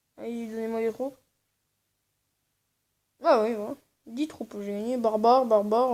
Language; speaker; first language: French; native; French